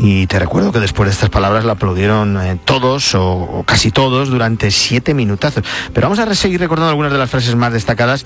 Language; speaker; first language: Spanish; native; Spanish